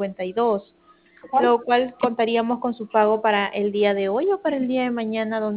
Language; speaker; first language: Spanish; native; Spanish